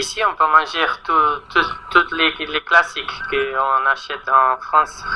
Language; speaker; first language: French; non-native, learner; Portuguese